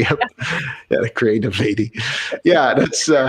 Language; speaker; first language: English; native; English